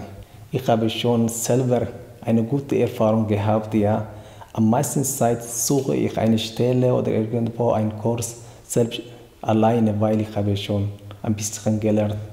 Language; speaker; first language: German; non-native, learner; Tigrinya